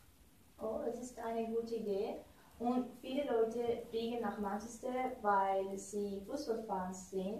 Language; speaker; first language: German; non-native, learner; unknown